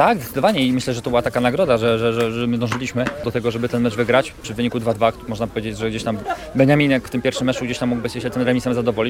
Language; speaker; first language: Polish; native; Polish